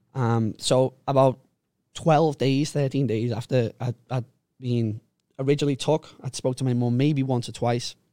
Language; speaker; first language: English; native; English